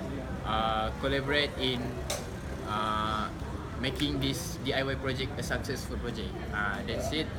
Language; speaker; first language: English; non-native, local second language; Malay